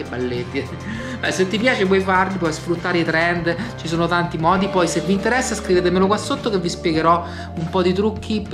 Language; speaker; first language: Italian; native; Italian